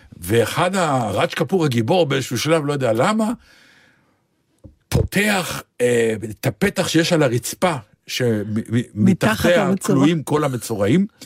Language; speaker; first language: Hebrew; native; Hebrew